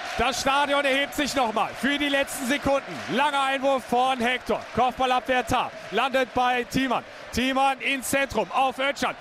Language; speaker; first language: German; native; German